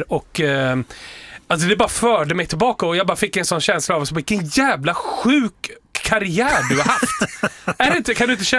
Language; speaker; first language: Swedish; native; Swedish